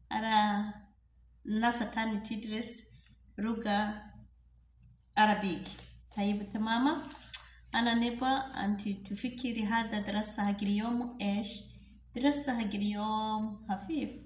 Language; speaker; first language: Arabic; non-native, learner; Rundi